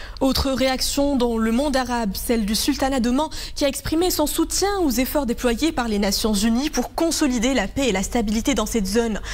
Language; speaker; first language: French; non-native, local second language; Arabic